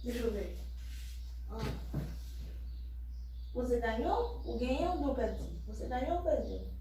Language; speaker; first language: Portuguese; non-native, learner; Haitian Creole